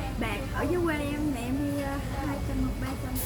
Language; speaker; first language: Vietnamese; native; Vietnamese